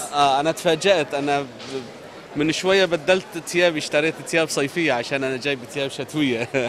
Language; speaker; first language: Arabic; native; Arabic